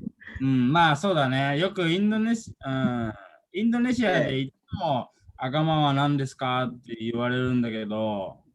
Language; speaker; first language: Japanese; non-native, learner; Indonesian